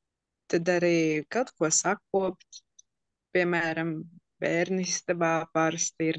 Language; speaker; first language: Latvian; non-native, local second language; Russian